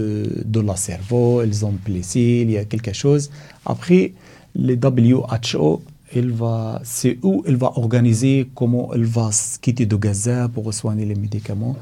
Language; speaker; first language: French; non-native, learner; Arabic